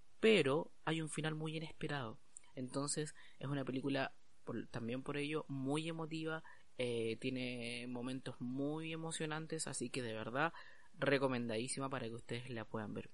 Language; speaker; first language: Spanish; native; Spanish